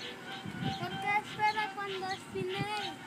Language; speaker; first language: Spanish; non-native, learner; English